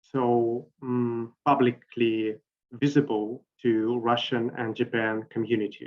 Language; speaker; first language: English; non-native, fluent; Russian